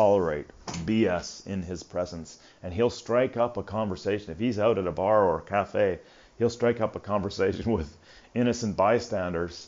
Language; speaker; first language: English; native; English